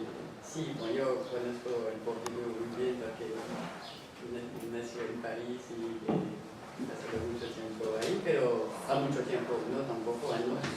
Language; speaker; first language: Spanish; non-native, fluent; French